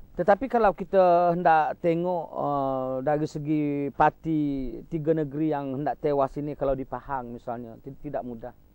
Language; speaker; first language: Malay; native; Malay